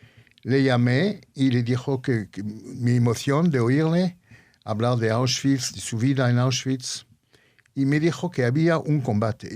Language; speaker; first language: Spanish; early bilingual, heritage; Ladino